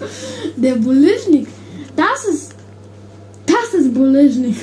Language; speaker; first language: German; early bilingual, other home language; Russian